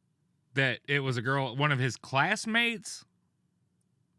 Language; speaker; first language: English; native; English